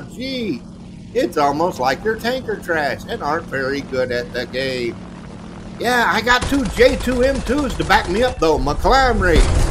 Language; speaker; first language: English; native; English